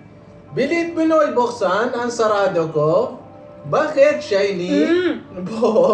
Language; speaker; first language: Filipino; non-native, learner; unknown